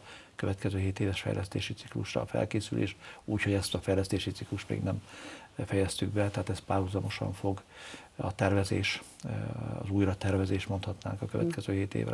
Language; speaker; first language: Hungarian; native; Hungarian